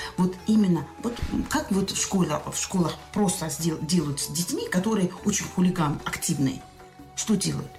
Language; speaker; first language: Russian; non-native, local second language; Tajik